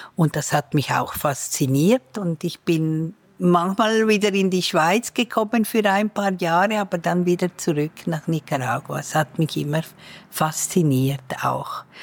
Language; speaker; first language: German; native; German